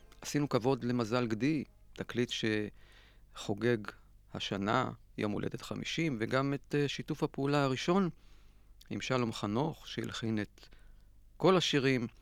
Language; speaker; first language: Hebrew; native; Hebrew